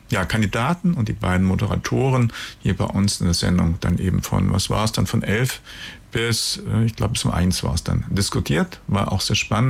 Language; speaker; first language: German; native; German